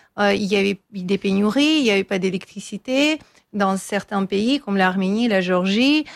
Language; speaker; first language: French; non-native, fluent; Armenian